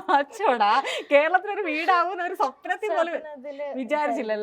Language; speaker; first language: Malayalam; native; Malayalam